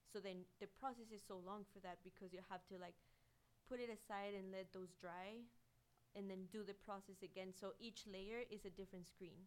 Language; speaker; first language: English; non-native, fluent; Spanish